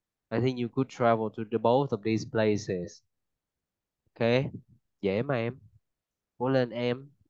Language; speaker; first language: English; non-native, fluent; Vietnamese